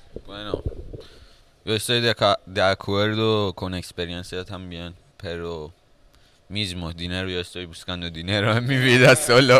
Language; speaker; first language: Spanish; non-native, learner; Persian